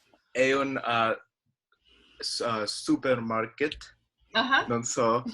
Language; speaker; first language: Italian; non-native, learner; English